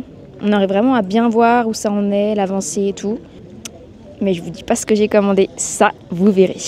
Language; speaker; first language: French; native; French